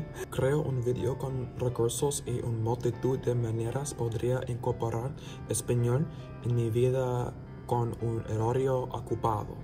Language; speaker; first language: Spanish; non-native, learner; English